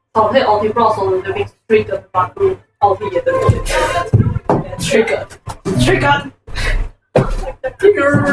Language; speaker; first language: Swedish; non-native, learner; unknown